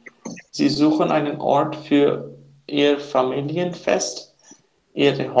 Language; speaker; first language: German; non-native, learner; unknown